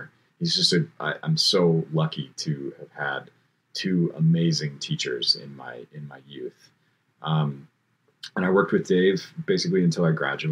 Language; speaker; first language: English; native; English